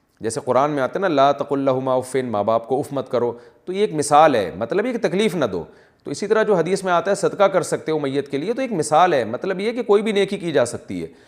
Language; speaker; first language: Urdu; native; Urdu